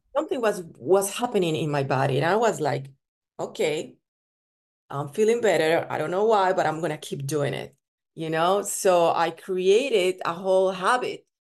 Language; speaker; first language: English; non-native, fluent; Spanish